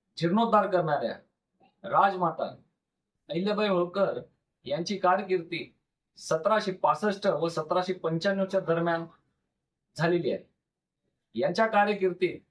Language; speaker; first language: Marathi; native; Marathi